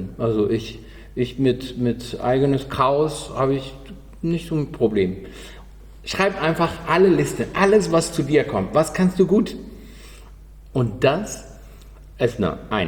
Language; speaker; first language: German; non-native, learner; Spanish